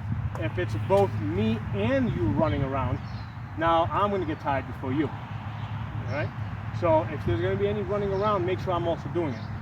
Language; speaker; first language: English; native; English